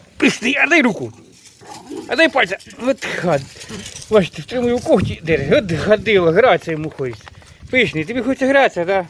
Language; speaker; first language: Ukrainian; native; Ukrainian